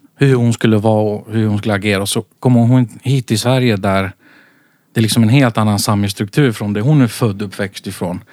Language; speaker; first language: Swedish; early bilingual, other home language; Central Kurdish